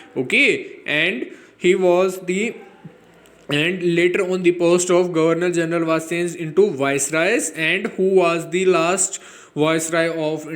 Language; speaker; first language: English; non-native, local second language; Hindi